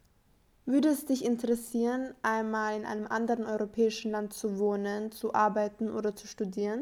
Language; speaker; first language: German; native; German